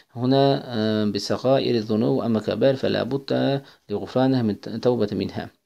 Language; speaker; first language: Arabic; non-native, fluent; Azerbaijani